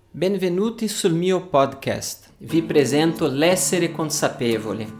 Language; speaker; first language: Italian; non-native, fluent; Portuguese